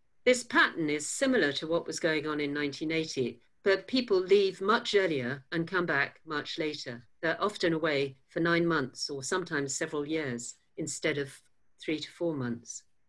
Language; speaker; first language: English; native; English